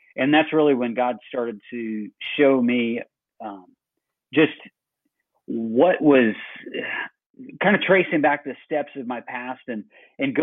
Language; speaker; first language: English; native; English